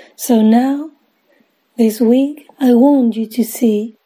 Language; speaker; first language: English; non-native, fluent; Spanish